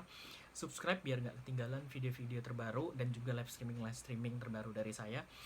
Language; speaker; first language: Indonesian; native; Indonesian